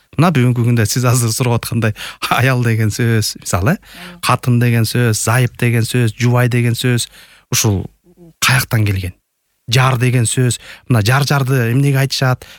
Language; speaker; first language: Kyrgyz; native; Kyrgyz